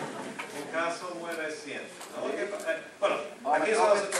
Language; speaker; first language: Spanish; non-native, fluent; English